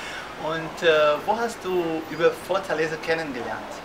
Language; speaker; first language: German; non-native, fluent; Portuguese